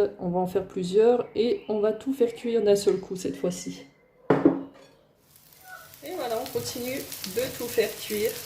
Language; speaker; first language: French; native; French